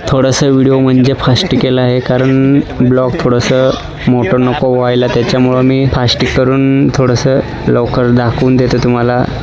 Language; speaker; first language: Marathi; non-native, local second language; Kukna